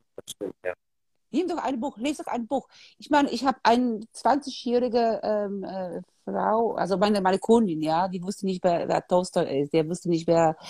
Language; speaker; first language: German; non-native, fluent; Polish